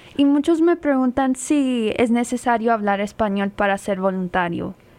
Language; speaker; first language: Spanish; early bilingual, other home language; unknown